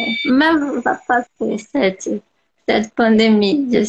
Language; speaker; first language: French; non-native, learner; Portuguese